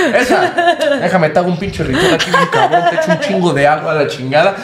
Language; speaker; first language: Spanish; native; Spanish